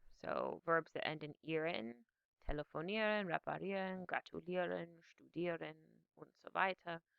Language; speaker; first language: German; non-native, fluent; English